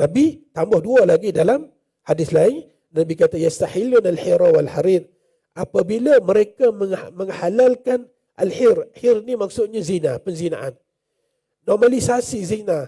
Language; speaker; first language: Malay; native; Malay